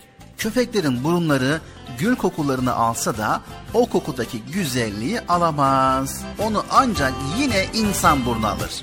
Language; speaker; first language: Turkish; native; Turkish